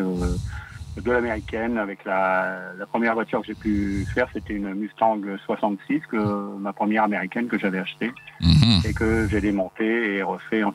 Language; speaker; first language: French; native; French